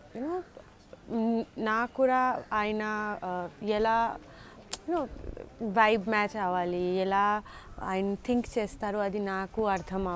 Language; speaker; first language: Telugu; non-native, learner; Bangla